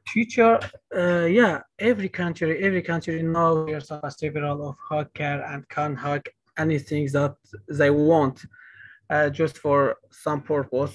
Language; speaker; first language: English; non-native, learner; Kurdish